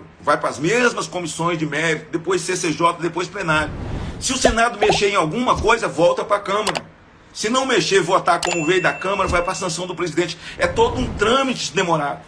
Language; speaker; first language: Portuguese; native; Portuguese